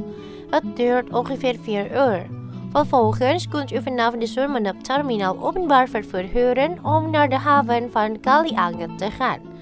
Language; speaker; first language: Dutch; non-native, fluent; Indonesian